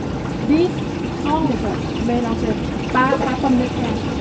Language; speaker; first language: French; non-native, learner; Thai